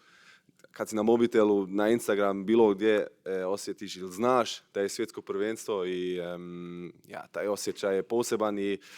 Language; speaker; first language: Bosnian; early bilingual, heritage; Bosnian